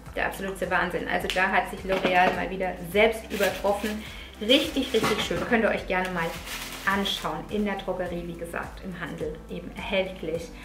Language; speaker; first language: German; early bilingual, other home language; Italian